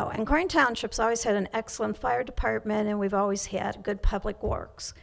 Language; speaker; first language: English; native; English